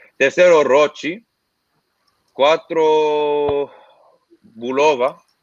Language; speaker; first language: Spanish; non-native, fluent; Arabic